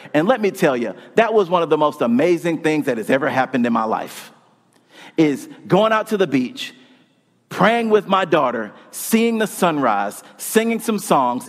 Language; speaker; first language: English; native; English